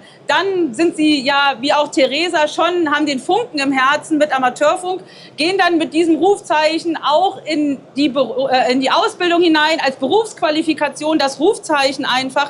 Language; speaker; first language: German; native; German